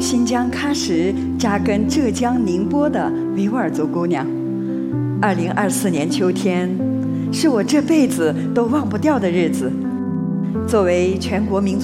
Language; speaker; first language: Chinese; non-native, local second language; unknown